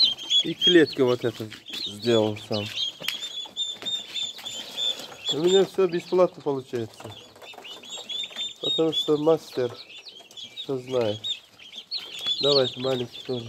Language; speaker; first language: Russian; non-native, learner; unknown